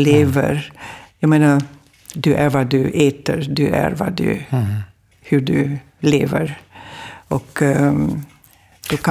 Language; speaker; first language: Swedish; non-native, fluent; German